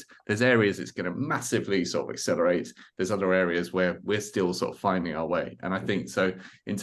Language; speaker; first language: English; native; English